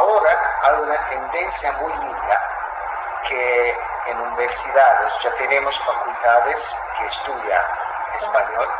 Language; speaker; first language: Spanish; non-native, fluent; Azerbaijani